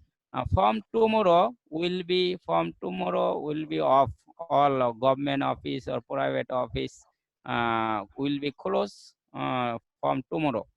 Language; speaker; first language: English; non-native, learner; Bangla